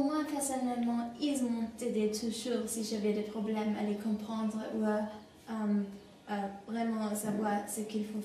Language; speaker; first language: French; non-native, learner; German